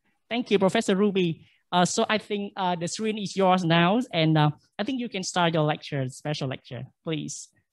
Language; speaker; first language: English; non-native, fluent; Vietnamese